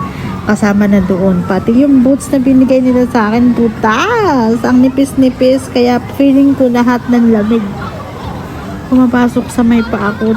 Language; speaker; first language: Filipino; native; Filipino